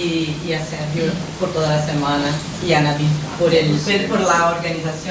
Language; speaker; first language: Spanish; non-native, fluent; Portuguese